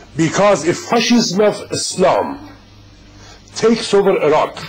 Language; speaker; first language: English; non-native, fluent; Persian